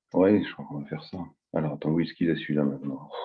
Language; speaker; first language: French; native; French